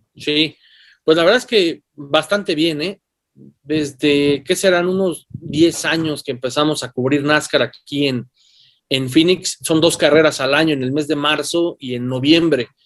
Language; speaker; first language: Spanish; native; Spanish